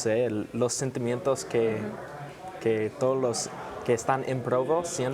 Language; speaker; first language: Spanish; non-native, learner; English